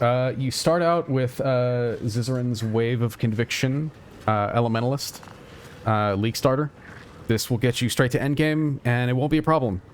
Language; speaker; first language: English; native; English